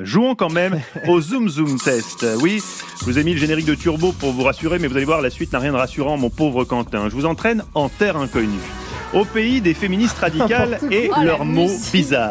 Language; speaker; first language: French; native; French